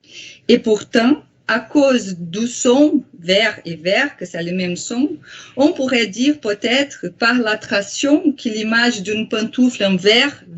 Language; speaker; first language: French; non-native, fluent; Portuguese